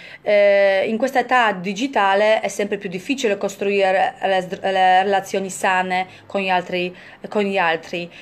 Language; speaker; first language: Italian; non-native, fluent; Polish